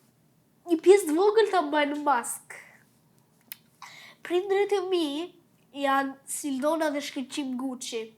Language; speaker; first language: Albanian; early bilingual, heritage; Albanian